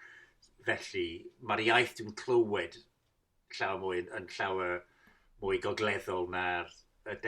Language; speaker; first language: Welsh; non-native, fluent; English